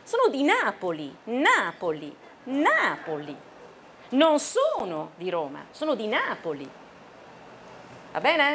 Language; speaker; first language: Italian; non-native, fluent; Chinese